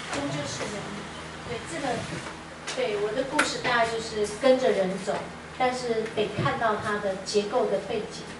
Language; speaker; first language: Chinese; native; Chinese